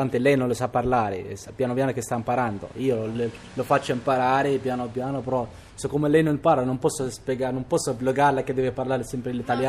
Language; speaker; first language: Italian; non-native, learner; Arabic